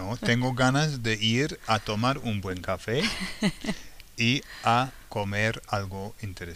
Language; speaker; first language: Spanish; non-native, fluent; English